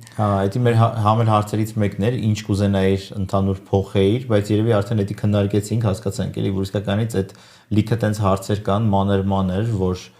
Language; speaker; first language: Armenian; native; Armenian